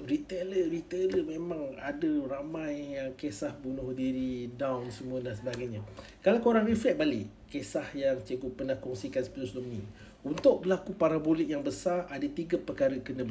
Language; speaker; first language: Malay; native; Malay